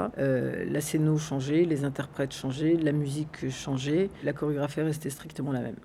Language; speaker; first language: French; early bilingual, other home language; Arabic